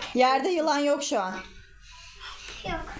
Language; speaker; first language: Turkish; native; Turkish